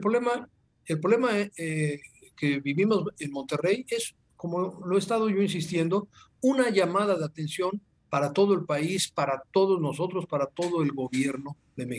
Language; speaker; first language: Spanish; native; Spanish